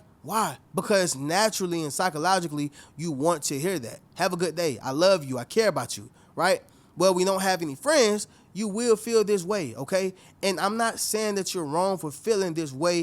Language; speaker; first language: English; native; English